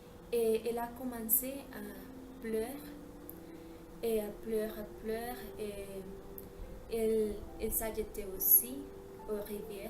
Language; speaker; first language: French; non-native, learner; Spanish